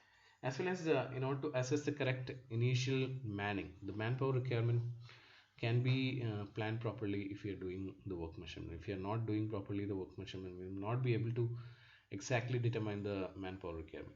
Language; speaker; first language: English; non-native, local second language; Malayalam